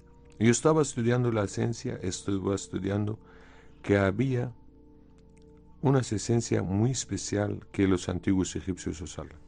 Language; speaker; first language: Spanish; non-native, fluent; Arabic